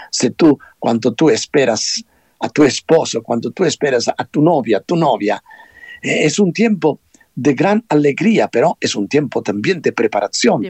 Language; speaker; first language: Spanish; non-native, fluent; Italian